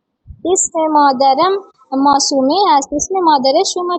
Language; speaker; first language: Persian; non-native, learner; Urdu